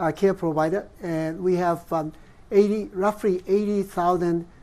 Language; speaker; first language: English; non-native, fluent; Japanese